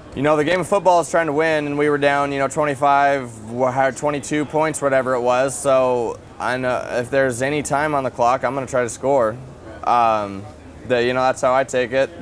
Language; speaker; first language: English; native; English